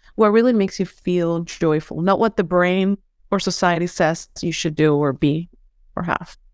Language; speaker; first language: English; non-native, fluent; Spanish